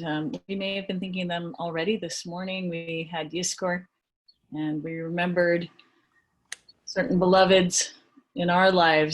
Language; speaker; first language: English; native; English